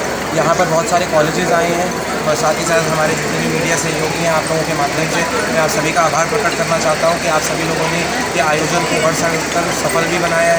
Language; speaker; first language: Hindi; native; Hindi